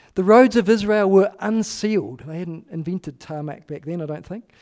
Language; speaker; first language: English; native; English